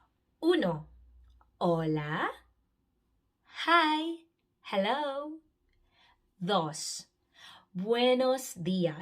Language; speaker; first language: Spanish; non-native, learner; Filipino